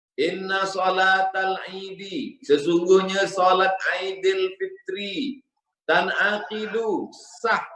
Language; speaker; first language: Malay; native; Malay